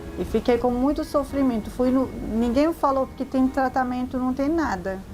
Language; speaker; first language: Portuguese; non-native, learner; Arabic